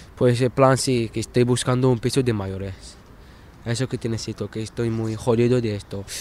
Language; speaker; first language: Spanish; non-native, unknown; Arabic